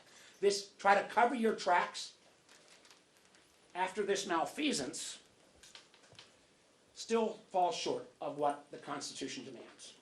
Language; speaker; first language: English; native; English